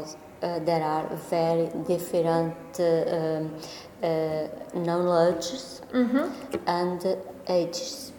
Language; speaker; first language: English; non-native, learner; Portuguese